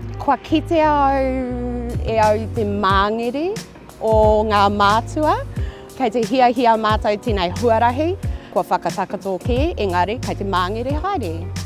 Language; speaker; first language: Māori; non-native, local second language; English